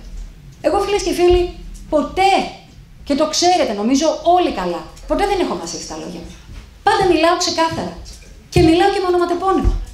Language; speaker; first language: Greek; native; Greek